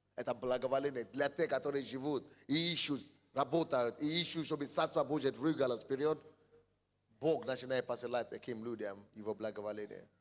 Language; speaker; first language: Russian; non-native, fluent; Yoruba